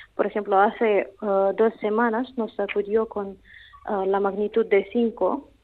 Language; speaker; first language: Spanish; non-native, fluent; Russian